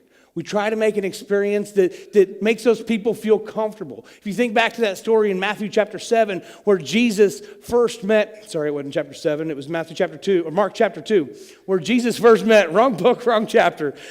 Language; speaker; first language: English; native; English